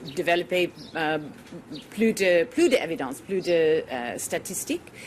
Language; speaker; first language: French; non-native, learner; English